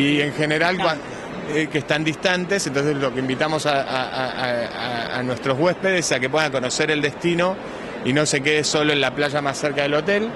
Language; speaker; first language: Spanish; native; Spanish